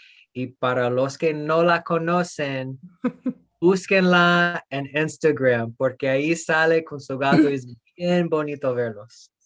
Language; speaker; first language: Spanish; non-native, fluent; English